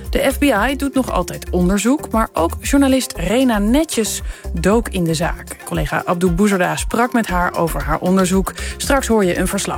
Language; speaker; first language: Dutch; native; Dutch